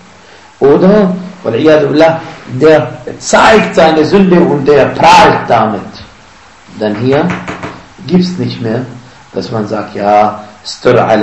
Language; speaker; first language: German; non-native, fluent; Arabic